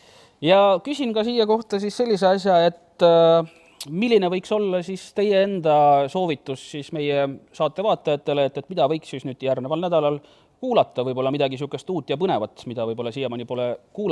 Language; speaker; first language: Estonian; native; Estonian